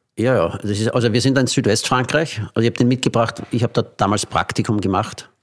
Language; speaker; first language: German; native; German